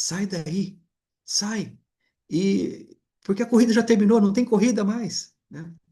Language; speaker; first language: Portuguese; native; Portuguese